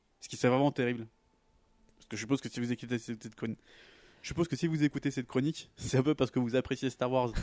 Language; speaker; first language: French; native; French